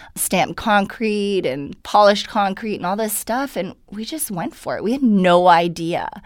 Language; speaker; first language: English; non-native, fluent; Hungarian